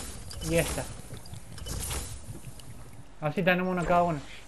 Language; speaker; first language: Spanish; native; Spanish